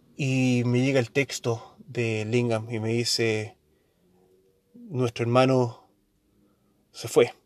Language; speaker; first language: Spanish; early bilingual, heritage; Spanish